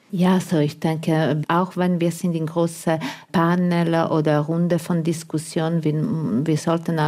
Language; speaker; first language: German; non-native, fluent; Italian